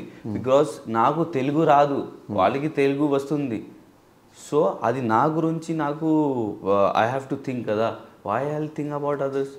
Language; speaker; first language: Telugu; non-native, learner; Hindi